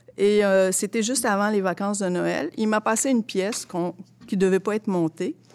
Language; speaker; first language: French; early bilingual, other home language; Arabic